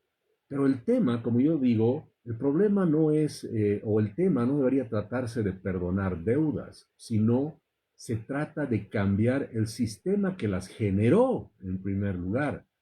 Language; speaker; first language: Spanish; native; Spanish